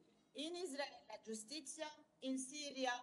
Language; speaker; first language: Italian; non-native, learner; Arabic